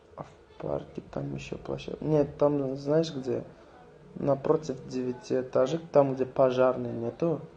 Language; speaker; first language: Russian; non-native, local second language; Azerbaijani